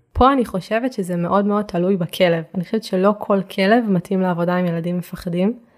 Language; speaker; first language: Hebrew; native; Hebrew